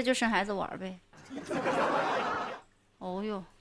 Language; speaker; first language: Chinese; native; Chinese